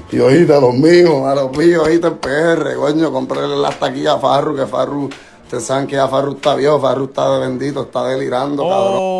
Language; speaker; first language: Spanish; native; Spanish